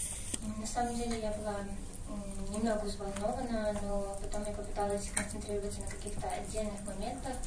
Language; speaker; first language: Russian; native; Russian